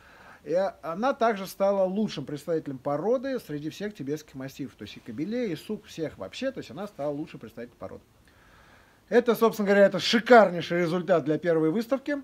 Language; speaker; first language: Russian; native; Russian